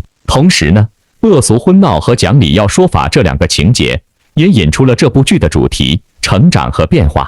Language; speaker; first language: Chinese; native; Chinese